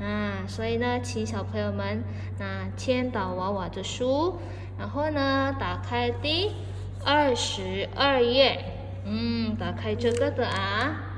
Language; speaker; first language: Chinese; non-native, fluent; Indonesian